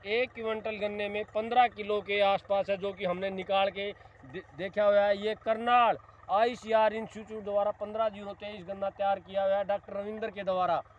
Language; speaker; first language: Hindi; native; Hindi